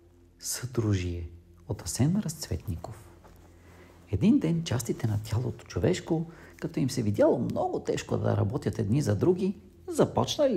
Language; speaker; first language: Bulgarian; native; Bulgarian